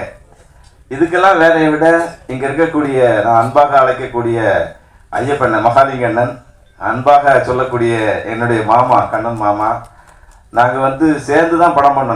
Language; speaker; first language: Tamil; native; Tamil